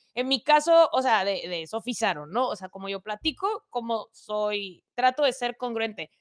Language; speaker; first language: Spanish; native; Spanish